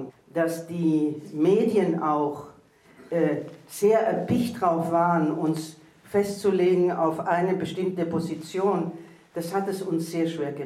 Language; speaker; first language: German; early bilingual, heritage; German